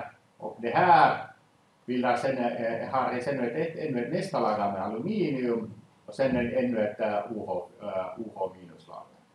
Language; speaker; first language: Swedish; native; Swedish